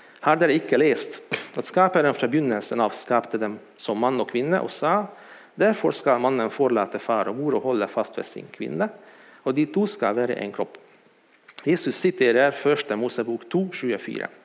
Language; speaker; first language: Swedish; non-native, fluent; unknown